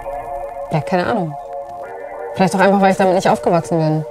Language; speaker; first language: German; native; German